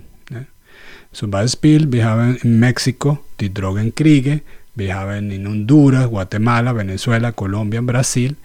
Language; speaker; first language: German; non-native, learner; Spanish